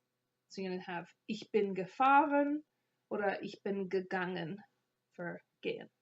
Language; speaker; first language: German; non-native, fluent; English